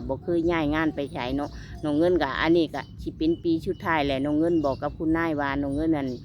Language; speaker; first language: Thai; non-native, local second language; Lao